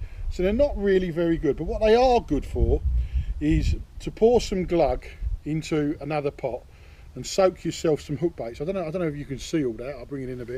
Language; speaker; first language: English; native; English